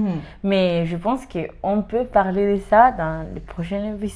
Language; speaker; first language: French; non-native, learner; Spanish